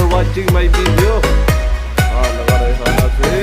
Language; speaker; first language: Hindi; non-native, learner; Filipino